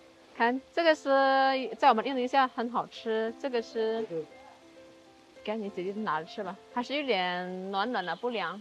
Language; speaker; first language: Chinese; non-native, fluent; Indonesian